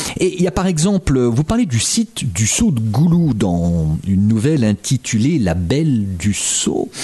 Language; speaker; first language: French; native; French